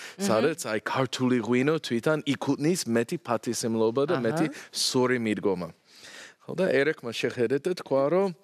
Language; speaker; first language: Georgian; non-native, fluent; English